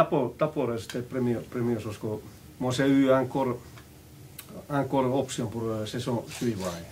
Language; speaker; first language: French; non-native, learner; Finnish